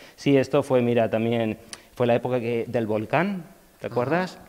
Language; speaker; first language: Spanish; native; Spanish